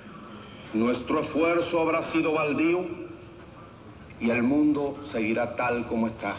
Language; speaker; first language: Spanish; native; Spanish